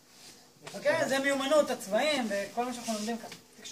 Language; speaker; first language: Hebrew; native; Hebrew